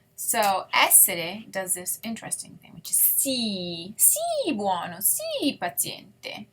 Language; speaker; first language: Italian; non-native, fluent; English